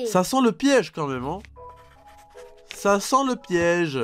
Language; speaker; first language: French; native; French